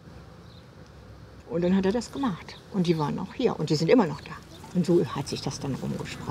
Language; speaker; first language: German; native; German